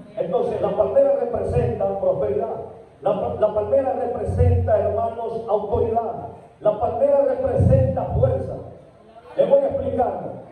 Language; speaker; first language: Spanish; native; Spanish